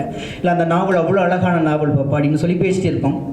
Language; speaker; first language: Tamil; native; Tamil